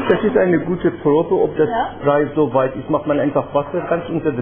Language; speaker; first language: German; non-native, fluent; Persian